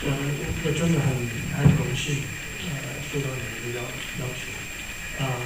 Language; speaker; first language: Chinese; non-native, fluent; English